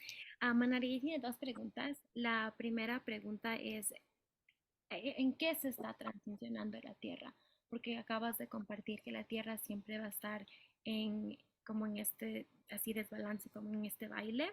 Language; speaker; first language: Spanish; non-native, fluent; English